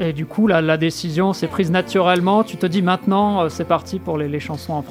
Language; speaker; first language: French; native; French